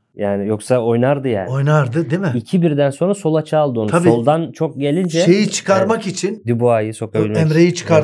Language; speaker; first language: Turkish; native; Turkish